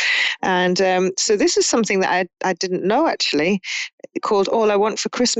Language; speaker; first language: English; native; English